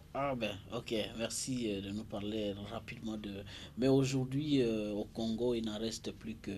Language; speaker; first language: French; non-native, local second language; Kongo